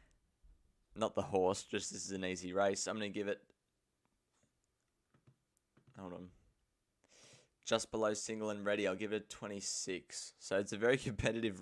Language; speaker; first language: English; native; English